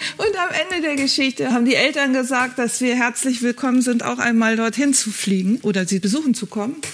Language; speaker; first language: German; native; German